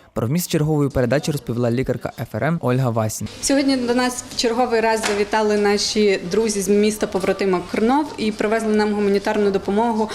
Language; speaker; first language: Ukrainian; native; Ukrainian